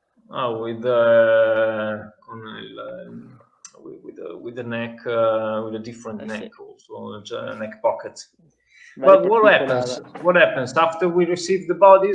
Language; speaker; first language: English; non-native, fluent; Italian